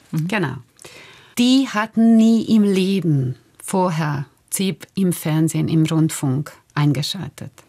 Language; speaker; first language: German; non-native, fluent; Hungarian